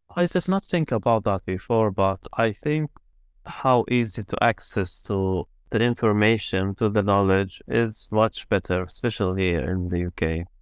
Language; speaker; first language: English; non-native, fluent; Arabic